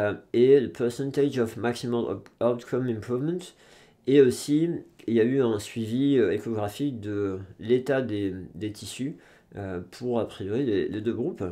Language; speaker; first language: French; native; French